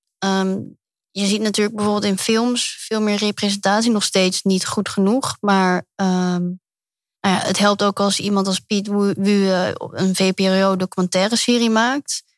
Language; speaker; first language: Dutch; early bilingual, other home language; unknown